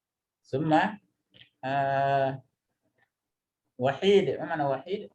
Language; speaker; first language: Arabic; non-native, fluent; Indonesian